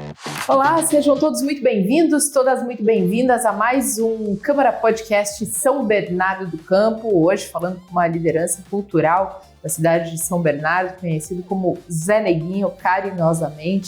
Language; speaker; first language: Portuguese; native; Portuguese